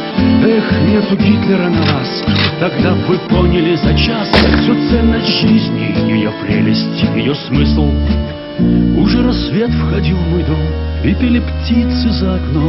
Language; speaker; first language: Russian; native; Russian